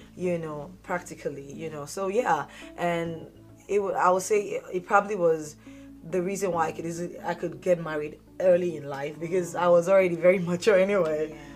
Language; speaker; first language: English; non-native, local second language; Yoruba